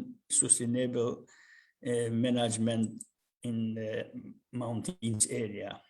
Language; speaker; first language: English; non-native, learner; Albanian